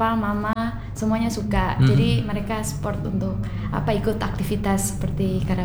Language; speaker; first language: Indonesian; non-native, fluent; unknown